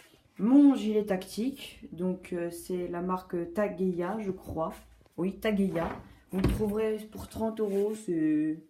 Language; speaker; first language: French; native; French